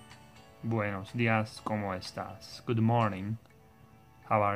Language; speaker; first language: Spanish; non-native, learner; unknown